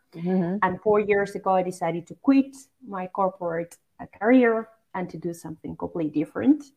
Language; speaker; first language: English; non-native, fluent; Basque